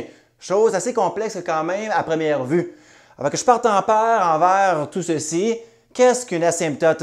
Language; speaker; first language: French; native; French